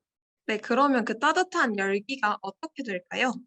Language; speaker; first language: Korean; native; Korean